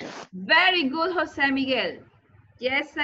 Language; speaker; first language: English; non-native, learner; Spanish